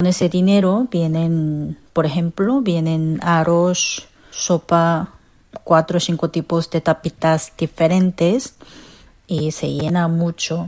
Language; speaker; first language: Spanish; non-native, fluent; Korean